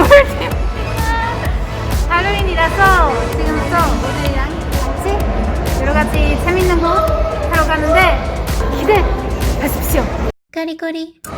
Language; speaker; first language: Korean; non-native, learner; English